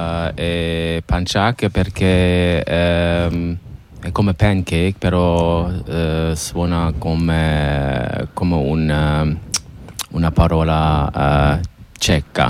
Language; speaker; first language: Italian; non-native, learner; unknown